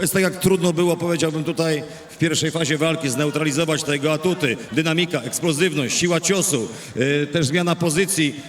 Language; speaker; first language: Polish; native; Polish